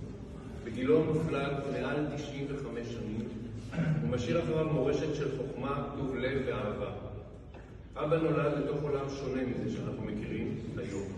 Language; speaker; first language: Hebrew; native; Hebrew